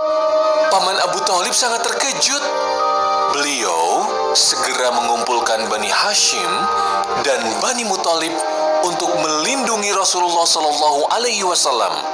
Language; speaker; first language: Indonesian; native; Indonesian